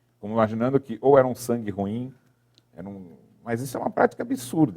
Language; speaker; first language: Portuguese; native; Portuguese